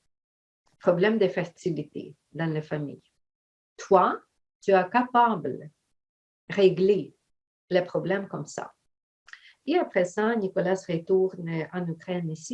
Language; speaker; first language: French; non-native, fluent; Ukrainian